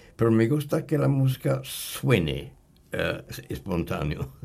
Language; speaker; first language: Spanish; non-native, fluent; English